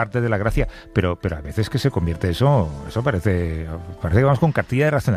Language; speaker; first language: Spanish; native; Spanish